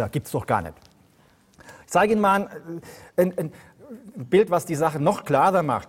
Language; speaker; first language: German; native; German